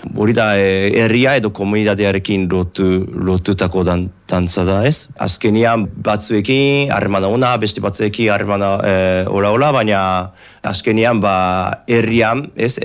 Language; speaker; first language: Basque; non-native, fluent; Japanese